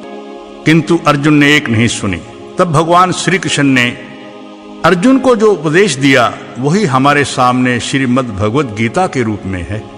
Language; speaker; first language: Hindi; native; Hindi